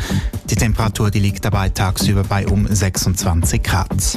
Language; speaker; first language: German; native; German